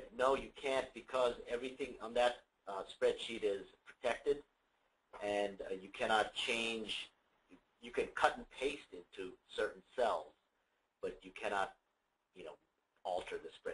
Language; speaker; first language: English; native; English